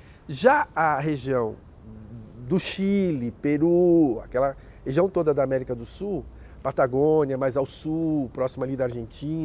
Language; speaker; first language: Portuguese; native; Portuguese